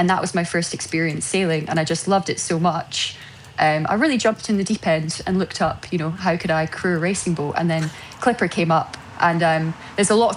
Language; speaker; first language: English; native; English